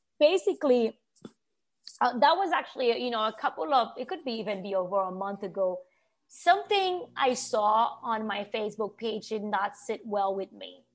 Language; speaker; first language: English; non-native, fluent; Haitian Creole